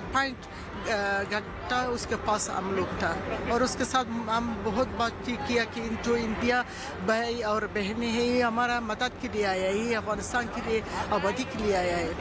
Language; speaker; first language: Hindi; non-native, learner; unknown